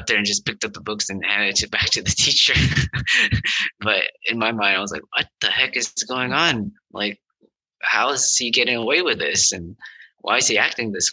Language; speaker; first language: English; early bilingual, other home language; Vietnamese